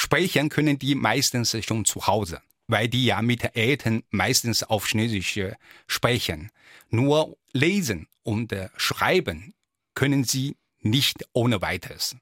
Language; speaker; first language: German; non-native, fluent; Chinese